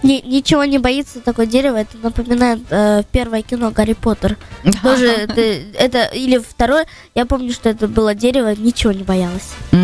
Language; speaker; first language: Russian; early bilingual, heritage; Russian